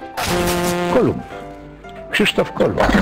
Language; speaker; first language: Polish; native; Polish